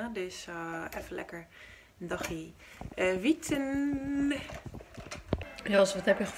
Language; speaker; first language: Dutch; native; Dutch